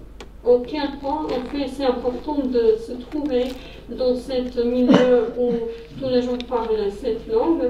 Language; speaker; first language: French; non-native, fluent; Serbian